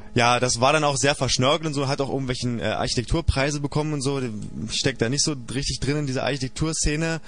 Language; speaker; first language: German; native; German